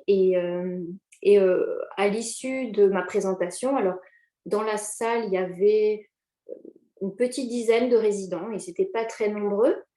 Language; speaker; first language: French; native; French